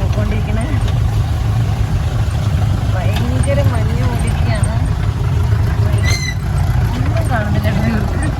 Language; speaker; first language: Malayalam; native; Malayalam